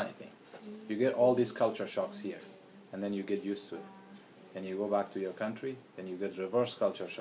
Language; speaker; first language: English; non-native, fluent; Persian